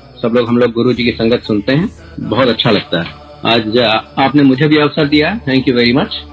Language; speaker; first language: Hindi; native; Hindi